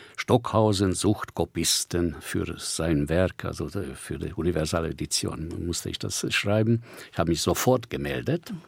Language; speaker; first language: German; non-native, fluent; Hungarian